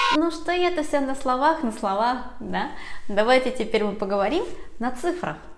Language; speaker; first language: Russian; early bilingual, other home language; Korean